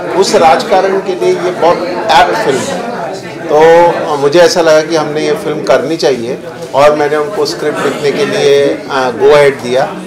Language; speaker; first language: Hindi; non-native, local second language; Marathi